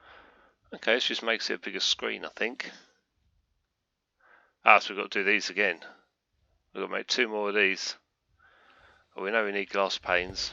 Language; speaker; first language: English; native; English